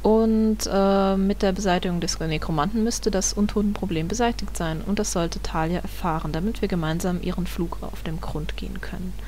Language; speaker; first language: German; native; German